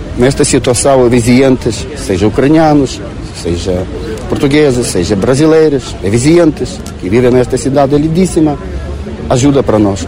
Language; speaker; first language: Portuguese; non-native, learner; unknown